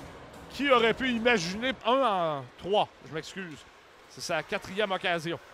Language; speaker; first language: French; native; French